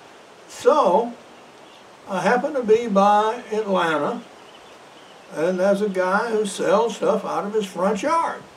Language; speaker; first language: English; native; English